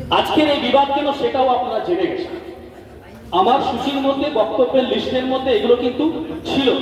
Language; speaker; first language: Bangla; non-native, local second language; Santali